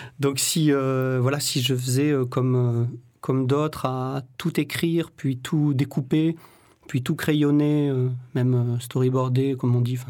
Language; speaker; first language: French; native; French